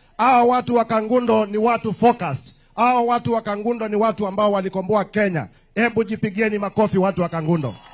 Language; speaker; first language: Swahili; non-native, local second language; Kamba